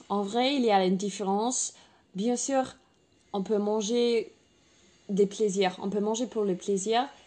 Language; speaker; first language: French; non-native, fluent; English